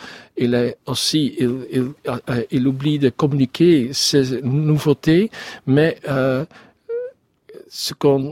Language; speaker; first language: French; non-native, learner; Dutch